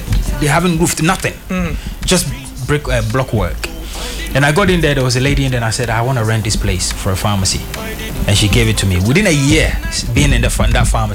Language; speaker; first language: English; non-native, local second language; Akan